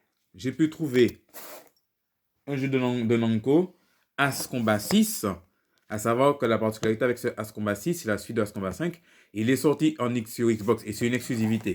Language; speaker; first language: French; native; French